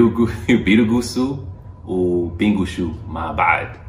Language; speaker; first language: Arabic; non-native, learner; English